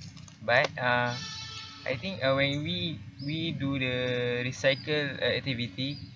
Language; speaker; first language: English; non-native, learner; Malay